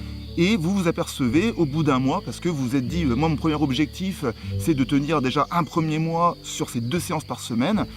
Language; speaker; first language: French; native; French